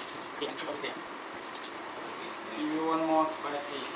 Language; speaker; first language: English; non-native, learner; Thai